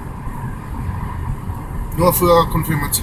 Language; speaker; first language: German; non-native, learner; Greek